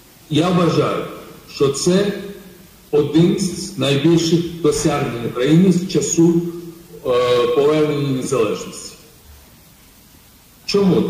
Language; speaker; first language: Ukrainian; non-native, fluent; Georgian